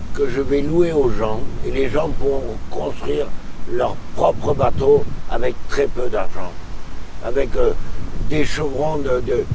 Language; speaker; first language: French; native; French